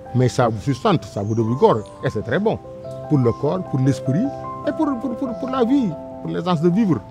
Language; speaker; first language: French; non-native, local second language; Wolof